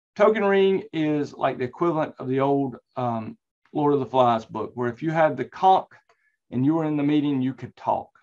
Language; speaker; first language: English; native; English